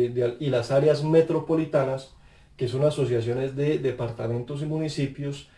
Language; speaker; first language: Spanish; native; Spanish